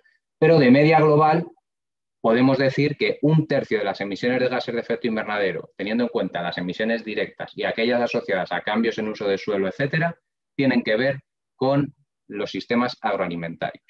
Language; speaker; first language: Spanish; native; Spanish